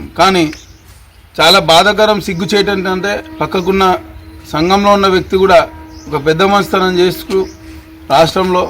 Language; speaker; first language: Telugu; native; Telugu